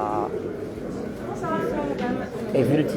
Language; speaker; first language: French; native; French